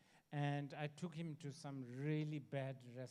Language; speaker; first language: English; non-native, learner; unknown